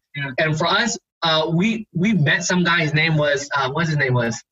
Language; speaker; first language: English; native; English